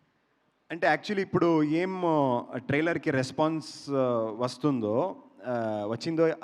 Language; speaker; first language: Telugu; non-native, local second language; Kannada